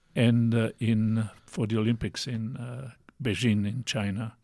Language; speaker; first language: English; non-native, fluent; Italian